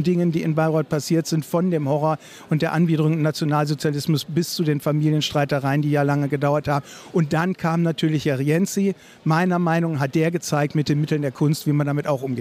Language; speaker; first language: German; native; German